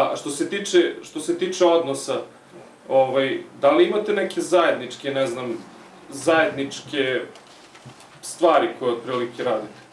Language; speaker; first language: Serbian; native; Serbian